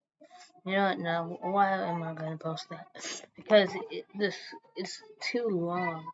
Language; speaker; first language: English; native; English